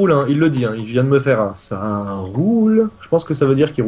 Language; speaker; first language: French; native; French